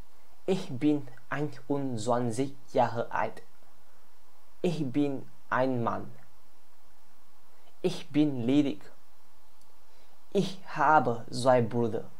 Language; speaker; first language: German; non-native, learner; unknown